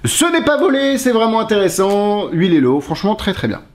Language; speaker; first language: French; native; French